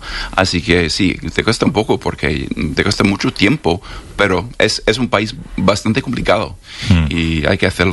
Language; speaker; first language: Spanish; non-native, fluent; English